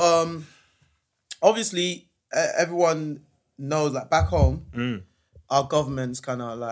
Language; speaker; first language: English; native; English